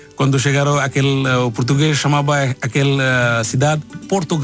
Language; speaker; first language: Portuguese; non-native, learner; Bangla